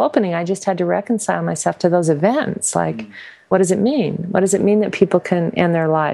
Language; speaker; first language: English; native; English